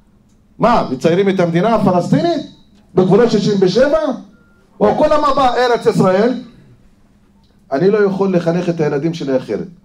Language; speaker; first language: Hebrew; non-native, fluent; Arabic